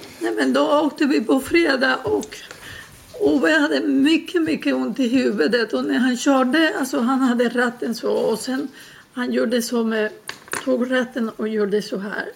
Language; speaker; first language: Swedish; non-native, learner; Spanish